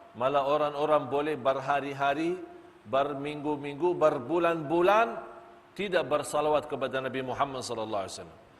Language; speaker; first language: Malay; non-native, fluent; Arabic